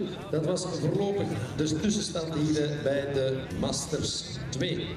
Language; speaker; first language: Dutch; native; Dutch